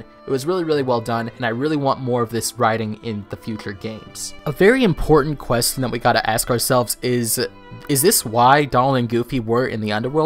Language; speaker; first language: English; native; English